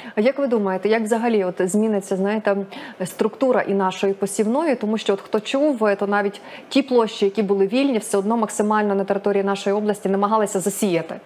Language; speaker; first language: Ukrainian; native; Ukrainian